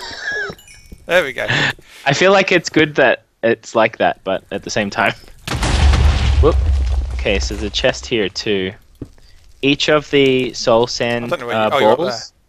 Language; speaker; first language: English; native; English